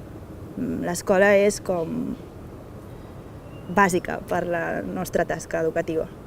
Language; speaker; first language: Catalan; native; Catalan